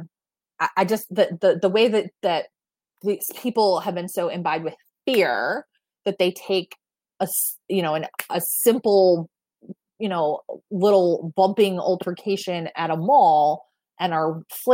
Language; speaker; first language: English; native; English